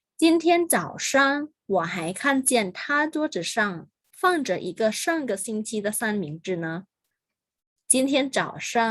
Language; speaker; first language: Chinese; non-native, fluent; Thai